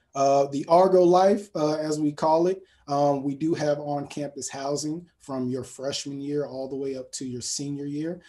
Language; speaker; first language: English; native; English